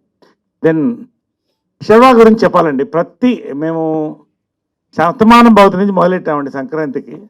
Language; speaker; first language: Telugu; native; Telugu